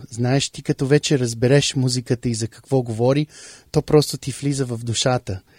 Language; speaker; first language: Bulgarian; early bilingual, heritage; English